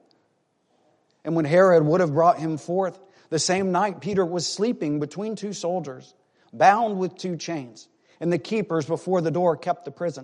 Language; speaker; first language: English; native; English